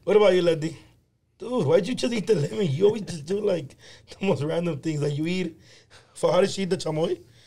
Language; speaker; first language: English; early bilingual, other home language; Spanish